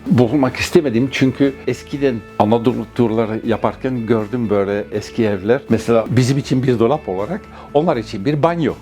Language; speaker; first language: Turkish; non-native, fluent; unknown